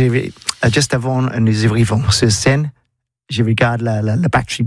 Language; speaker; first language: French; non-native, learner; English